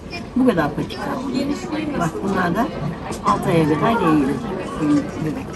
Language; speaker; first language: Turkish; native; Turkish